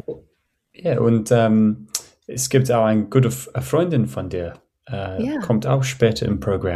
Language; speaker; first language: German; non-native, fluent; English